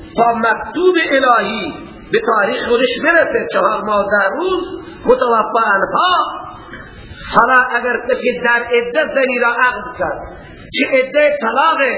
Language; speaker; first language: Persian; non-native, local second language; Baluchi